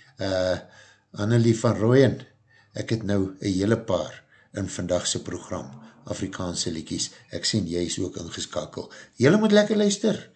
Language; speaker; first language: Afrikaans; native; Afrikaans